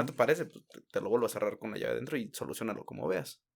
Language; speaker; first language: Spanish; native; Spanish